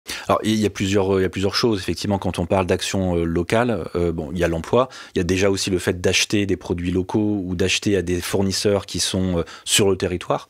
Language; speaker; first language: French; native; French